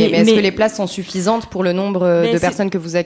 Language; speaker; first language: French; native; French